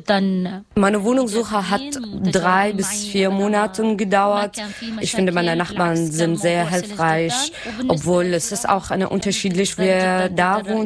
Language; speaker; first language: German; non-native, learner; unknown